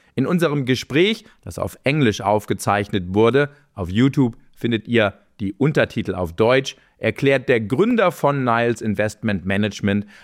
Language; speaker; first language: German; native; German